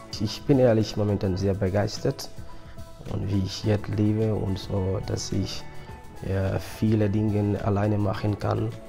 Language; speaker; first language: German; non-native, learner; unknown